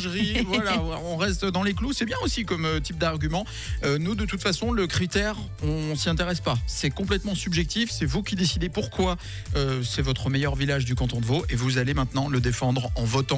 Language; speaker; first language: French; native; French